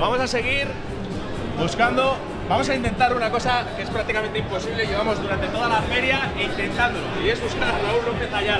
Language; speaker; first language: Spanish; native; Spanish